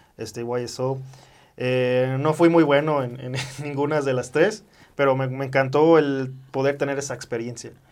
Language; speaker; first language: Spanish; early bilingual, heritage; Spanish